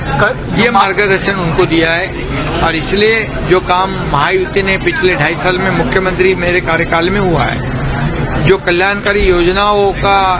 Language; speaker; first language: Hindi; non-native, local second language; Marathi